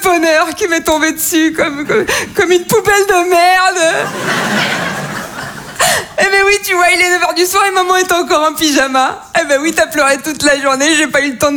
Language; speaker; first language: French; native; French